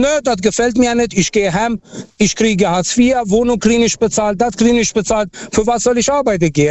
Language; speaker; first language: German; non-native, fluent; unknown